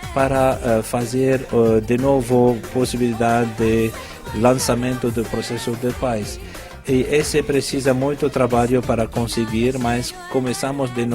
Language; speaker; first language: Portuguese; non-native, fluent; Arabic